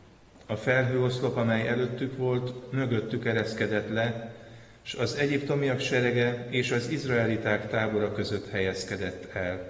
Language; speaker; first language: Hungarian; native; Hungarian